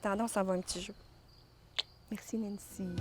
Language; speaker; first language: French; native; French